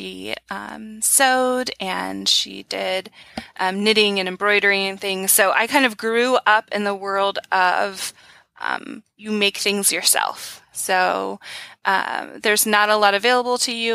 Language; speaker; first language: English; native; English